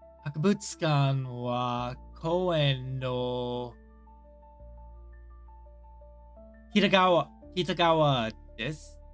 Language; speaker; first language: Japanese; non-native, learner; English